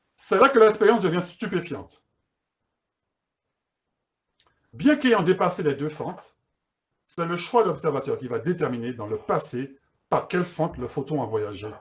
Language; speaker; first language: French; native; French